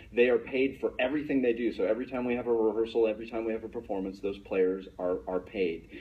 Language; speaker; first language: English; native; English